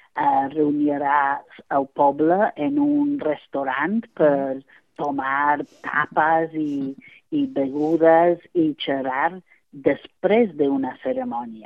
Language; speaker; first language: Catalan; non-native, fluent; English